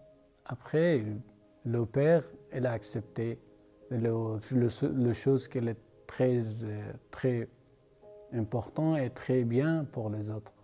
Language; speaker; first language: French; non-native, learner; Persian